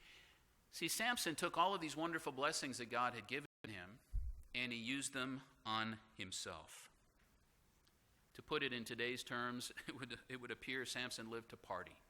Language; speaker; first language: English; native; English